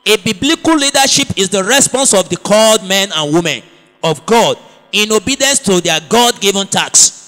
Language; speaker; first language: English; non-native, local second language; Yoruba